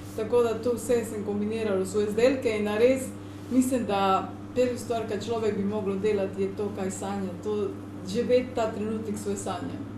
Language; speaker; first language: Slovenian; non-native, learner; Spanish